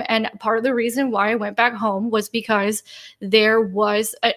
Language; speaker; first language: English; native; English